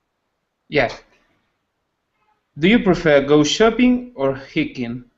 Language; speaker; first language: English; non-native, learner; Spanish